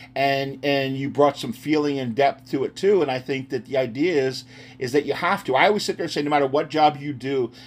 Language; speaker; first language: English; native; English